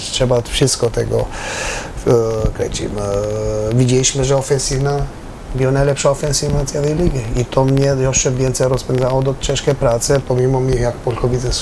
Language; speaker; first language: Polish; non-native, learner; Albanian